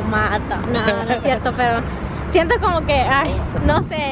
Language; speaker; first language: Spanish; native; Spanish